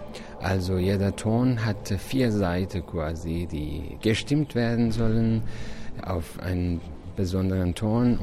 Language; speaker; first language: German; non-native, fluent; Persian